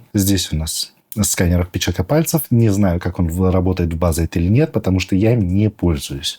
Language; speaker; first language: Russian; native; Russian